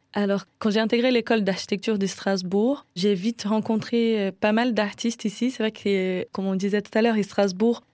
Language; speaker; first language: French; non-native, fluent; Portuguese